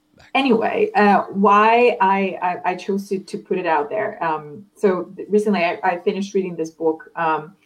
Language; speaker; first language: English; non-native, fluent; Ukrainian